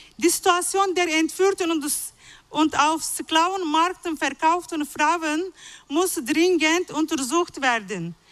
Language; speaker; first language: German; non-native, fluent; Arabic